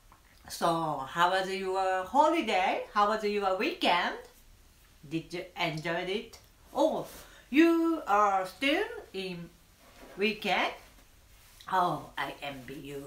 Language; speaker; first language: English; non-native, learner; Japanese